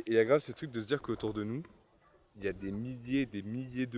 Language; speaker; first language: French; native; French